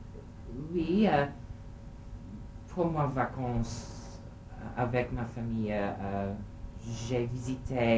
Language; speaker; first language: French; non-native, learner; English